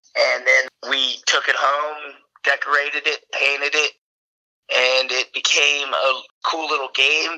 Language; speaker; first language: English; native; English